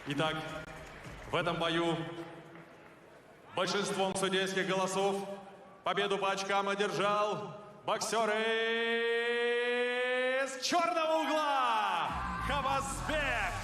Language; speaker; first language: Russian; native; Russian